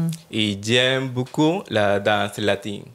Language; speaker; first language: French; non-native, learner; Spanish